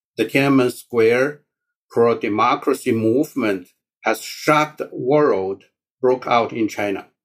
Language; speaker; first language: English; non-native, learner; Chinese